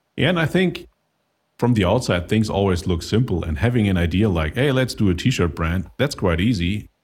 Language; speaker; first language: English; non-native, fluent; German